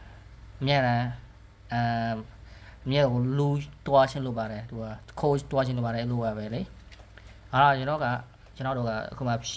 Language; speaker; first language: Burmese; non-native, learner; Khmer